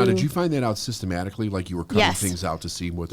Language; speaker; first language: English; native; English